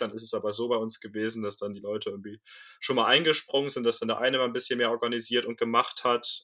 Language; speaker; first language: German; native; German